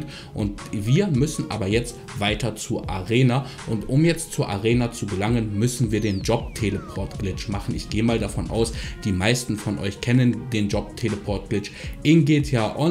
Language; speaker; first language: German; native; German